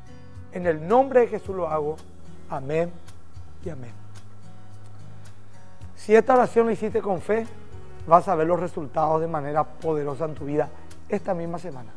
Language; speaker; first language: Spanish; native; Spanish